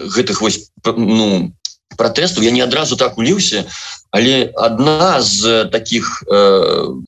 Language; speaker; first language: Belarusian; non-native, local second language; Russian